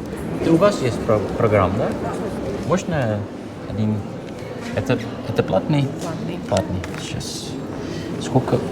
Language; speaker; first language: Russian; non-native, fluent; Dutch